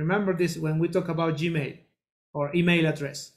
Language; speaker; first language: English; non-native, learner; Spanish